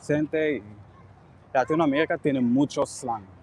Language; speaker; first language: Spanish; non-native, learner; English